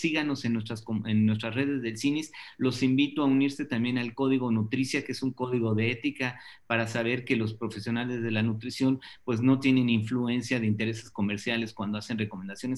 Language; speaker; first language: Spanish; native; Spanish